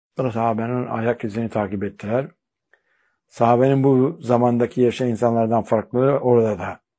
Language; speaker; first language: Turkish; native; Turkish